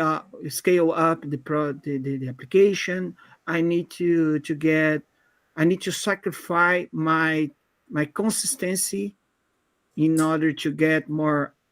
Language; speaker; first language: English; non-native, fluent; Portuguese